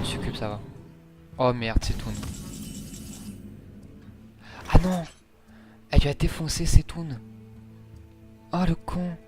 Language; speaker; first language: French; native; French